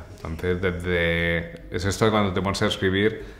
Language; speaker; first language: Spanish; native; Spanish